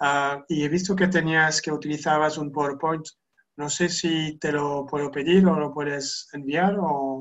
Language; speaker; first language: Spanish; non-native, local second language; Catalan